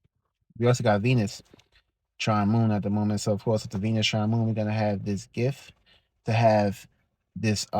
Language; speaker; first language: English; native; English